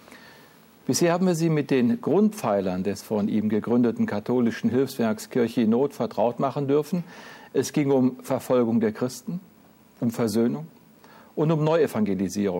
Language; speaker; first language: German; native; German